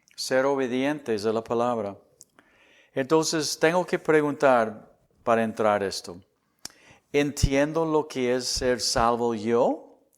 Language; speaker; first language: Spanish; non-native, fluent; English